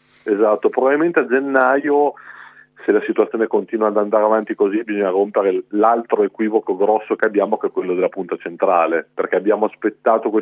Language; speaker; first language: Italian; native; Italian